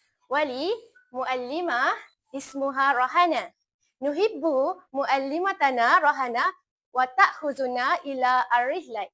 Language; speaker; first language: Arabic; non-native, learner; Malay